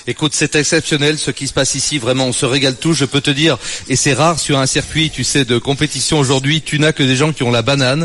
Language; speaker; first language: French; native; French